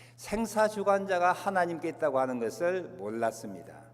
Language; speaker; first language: Korean; native; Korean